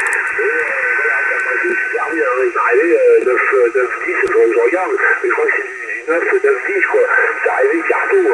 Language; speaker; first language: French; native; French